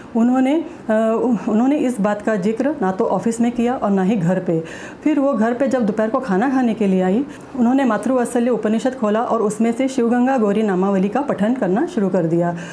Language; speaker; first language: Hindi; non-native, local second language; Marathi